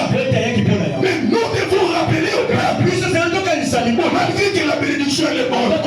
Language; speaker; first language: French; non-native, local second language; Lingala